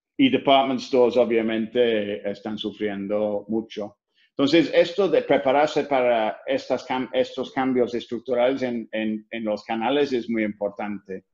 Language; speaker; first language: Spanish; non-native, fluent; English